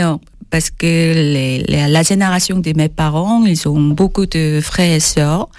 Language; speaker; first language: French; non-native, fluent; Korean